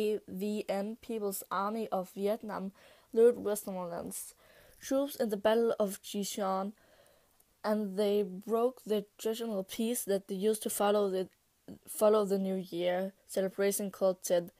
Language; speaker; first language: English; non-native, learner; Danish